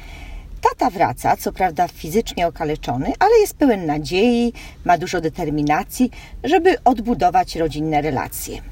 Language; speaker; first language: Polish; native; Polish